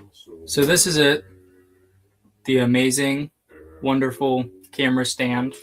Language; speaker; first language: English; native; English